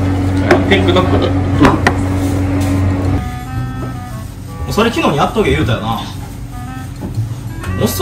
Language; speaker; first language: Japanese; native; Japanese